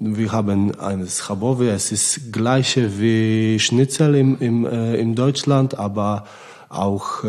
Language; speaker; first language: German; non-native, learner; Polish